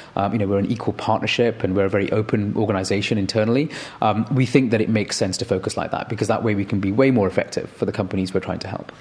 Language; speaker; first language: English; native; English